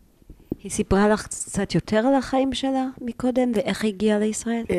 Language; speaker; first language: Hebrew; native; Hebrew